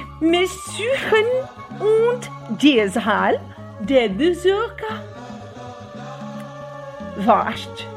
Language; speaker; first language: German; non-native, learner; Portuguese